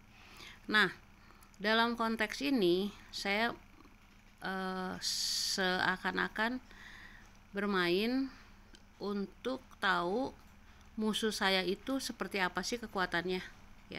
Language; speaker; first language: Indonesian; native; Indonesian